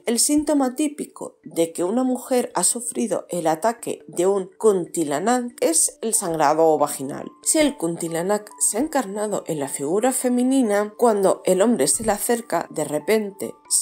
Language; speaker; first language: Spanish; native; Spanish